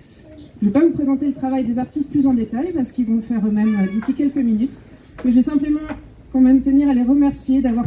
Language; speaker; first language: French; native; French